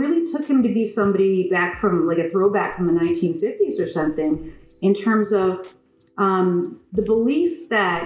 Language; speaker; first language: English; native; English